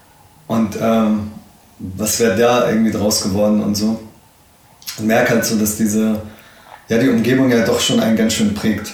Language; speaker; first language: German; early bilingual, other home language; Arabic